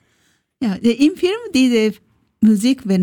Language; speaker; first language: German; non-native, learner; Japanese